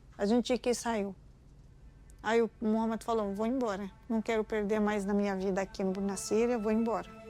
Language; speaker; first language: Portuguese; non-native, learner; Arabic